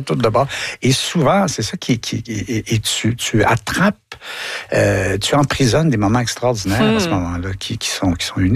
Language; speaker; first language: French; native; French